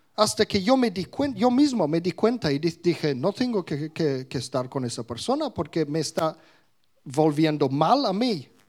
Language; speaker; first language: Spanish; non-native, fluent; English